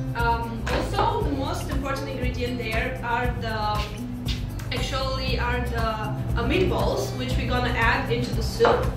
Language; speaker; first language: English; non-native, fluent; Romanian